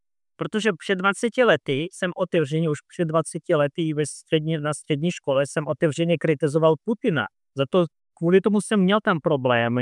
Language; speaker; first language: Czech; non-native, fluent; Russian